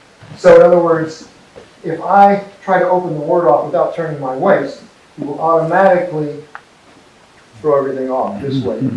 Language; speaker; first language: English; native; English